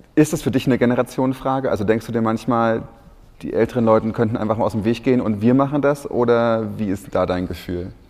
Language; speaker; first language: German; native; German